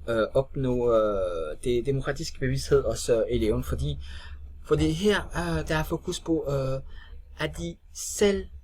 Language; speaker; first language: Danish; non-native, fluent; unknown